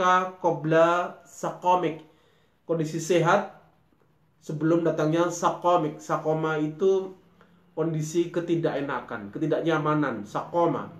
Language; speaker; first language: Indonesian; native; Indonesian